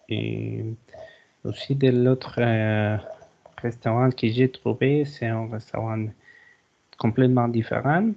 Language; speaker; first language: French; non-native, learner; Spanish